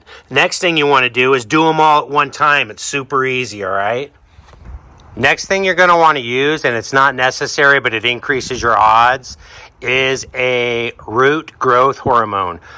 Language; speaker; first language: English; native; English